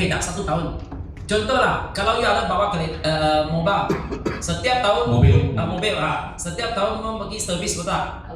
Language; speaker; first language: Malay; non-native, fluent; Chinese